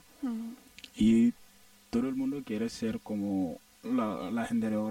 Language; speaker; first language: Spanish; non-native, learner; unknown